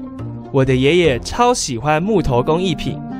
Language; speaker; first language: Chinese; native; Chinese